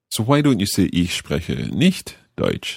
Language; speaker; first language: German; non-native, learner; English